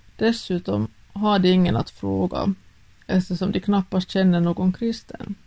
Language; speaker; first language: Swedish; native; Swedish